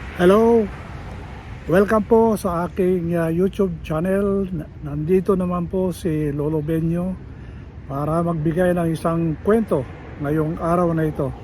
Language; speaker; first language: Filipino; native; Filipino